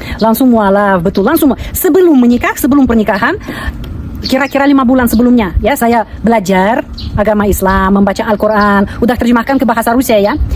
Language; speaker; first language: Indonesian; non-native, fluent; Russian